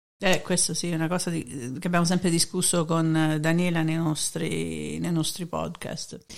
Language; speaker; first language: Italian; native; Italian